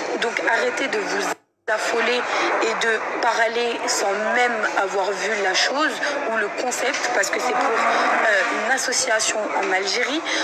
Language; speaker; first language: French; native; French